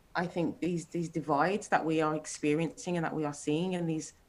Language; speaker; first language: English; native; English